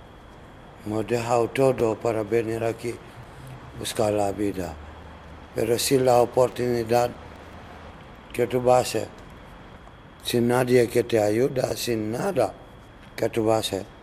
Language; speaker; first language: Spanish; non-native, learner; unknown